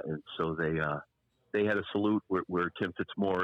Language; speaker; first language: English; native; English